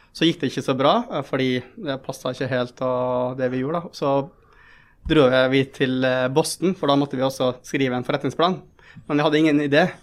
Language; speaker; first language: Norwegian; early bilingual, other home language; Tamil